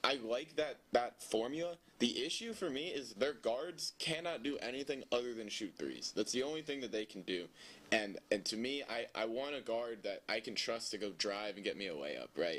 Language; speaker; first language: English; native; English